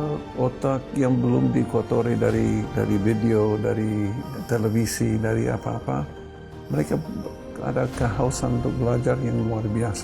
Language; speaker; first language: Indonesian; non-native, fluent; English